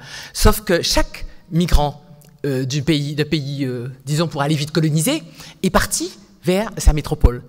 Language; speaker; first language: French; native; French